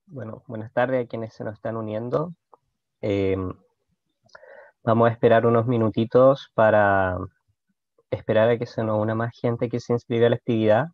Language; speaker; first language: Spanish; native; Spanish